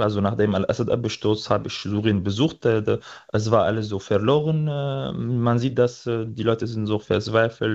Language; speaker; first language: German; non-native, fluent; Arabic